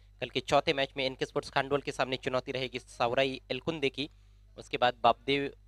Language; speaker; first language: Hindi; non-native, local second language; Marathi